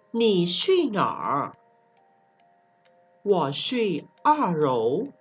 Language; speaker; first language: Chinese; non-native, fluent; Thai